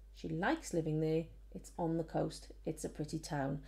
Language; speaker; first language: English; native; English